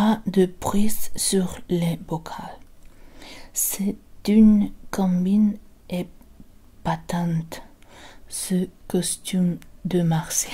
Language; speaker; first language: French; non-native, learner; Spanish